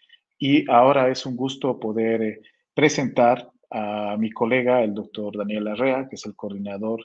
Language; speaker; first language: Spanish; native; Spanish